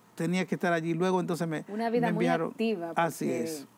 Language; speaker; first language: Spanish; native; Spanish